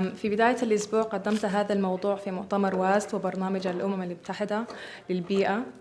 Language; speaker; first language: Arabic; early bilingual, other home language; English